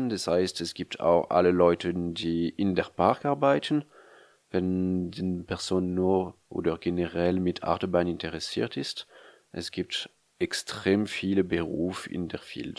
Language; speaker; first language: German; non-native, fluent; French